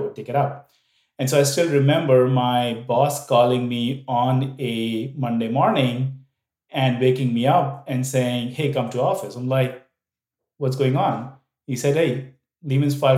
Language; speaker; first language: English; non-native, local second language; Hindi